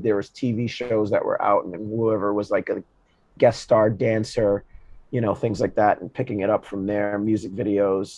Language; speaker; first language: English; native; English